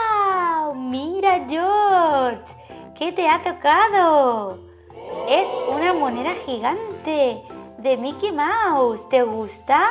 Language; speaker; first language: Spanish; native; Spanish